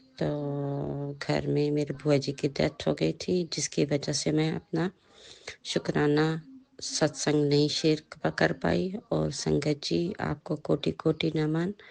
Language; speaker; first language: Hindi; native; Hindi